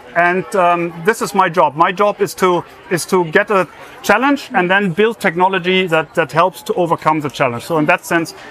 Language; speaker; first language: English; non-native, fluent; German